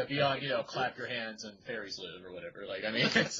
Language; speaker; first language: English; native; English